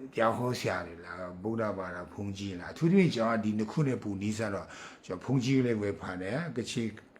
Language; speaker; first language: Burmese; non-native, local second language; Kachin